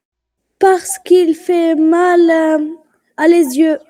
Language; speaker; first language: French; non-native, local second language; Arabic